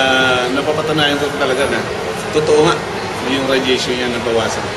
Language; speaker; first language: Filipino; native; Filipino